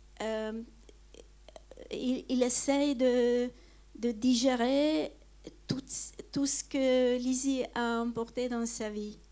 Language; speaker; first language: French; non-native, fluent; Hungarian